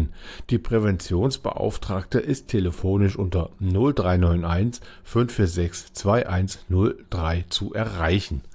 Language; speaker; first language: German; native; German